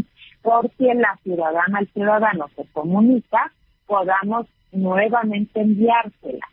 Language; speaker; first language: Spanish; native; Spanish